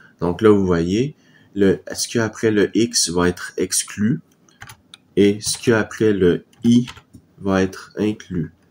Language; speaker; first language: French; native; French